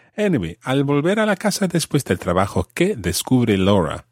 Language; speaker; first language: Spanish; non-native, fluent; English